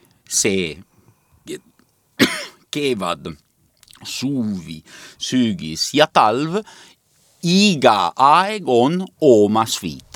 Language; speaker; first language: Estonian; non-native, learner; Italian